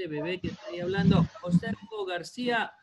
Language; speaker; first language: Spanish; native; Spanish